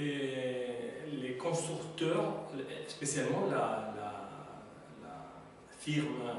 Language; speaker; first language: French; non-native, learner; Spanish